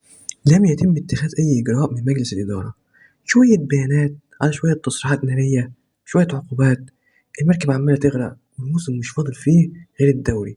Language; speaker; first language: Arabic; native; Arabic